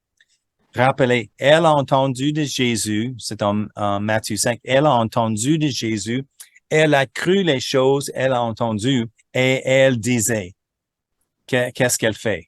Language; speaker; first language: French; non-native, fluent; English